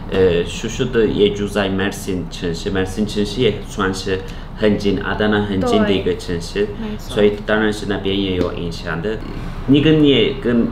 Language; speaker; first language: Chinese; non-native, fluent; Turkish